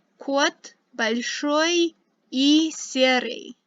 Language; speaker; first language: Russian; non-native, fluent; English